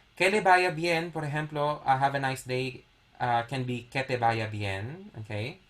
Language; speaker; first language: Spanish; non-native, fluent; Filipino